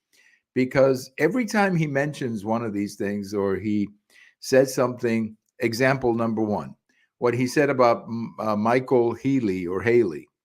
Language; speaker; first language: English; early bilingual, other home language; Spanish